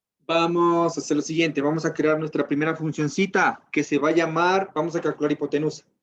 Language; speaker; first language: Spanish; native; Spanish